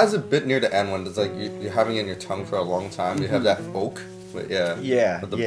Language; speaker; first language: English; native; English